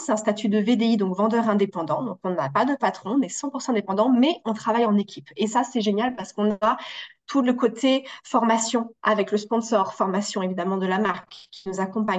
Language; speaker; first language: French; native; French